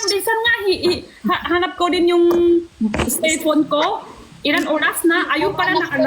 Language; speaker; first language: Filipino; non-native, learner; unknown